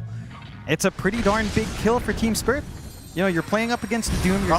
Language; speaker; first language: English; native; English